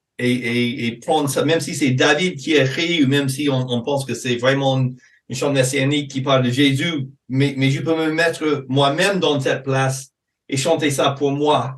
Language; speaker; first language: French; non-native, fluent; English